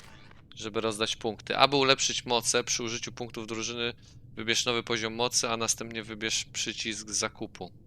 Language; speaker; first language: Polish; native; Polish